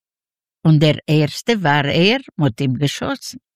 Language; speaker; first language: German; non-native, fluent; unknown